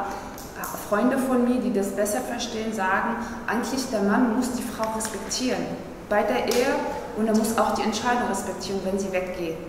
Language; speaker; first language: German; non-native, fluent; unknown